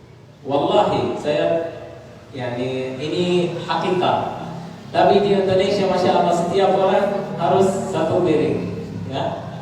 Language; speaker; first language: Indonesian; non-native, learner; Arabic